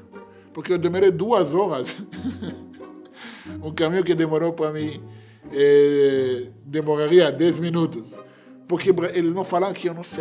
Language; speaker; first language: Portuguese; non-native, fluent; Hebrew